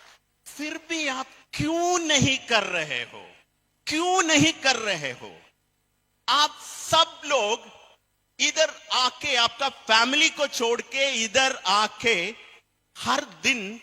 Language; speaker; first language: Hindi; non-native, fluent; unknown